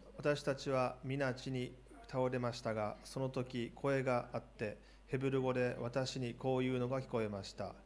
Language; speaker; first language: Japanese; native; Japanese